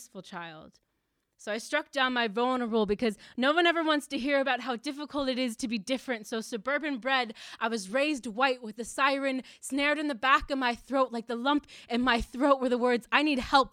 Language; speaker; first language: English; native; English